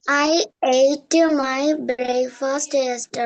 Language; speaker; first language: English; non-native, learner; Malayalam